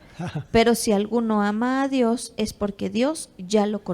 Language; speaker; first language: Spanish; native; Spanish